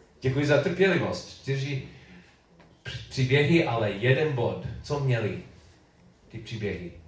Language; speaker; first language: Czech; non-native, learner; English